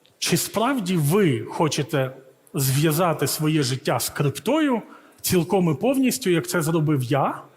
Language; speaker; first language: Ukrainian; early bilingual, heritage; Ukrainian